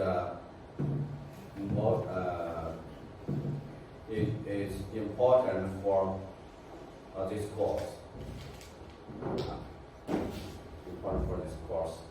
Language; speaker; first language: English; non-native, fluent; Chinese